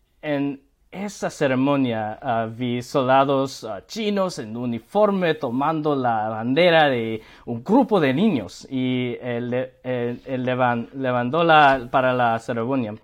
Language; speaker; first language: Spanish; non-native, learner; Korean